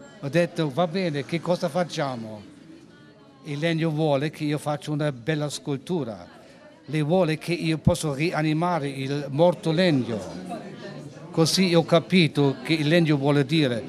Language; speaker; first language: Italian; non-native, learner; German